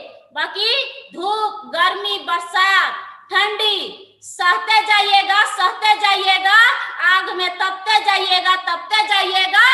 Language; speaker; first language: Hindi; non-native, local second language; Bhojpuri